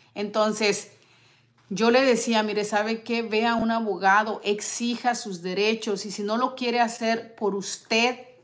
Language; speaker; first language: Spanish; native; Spanish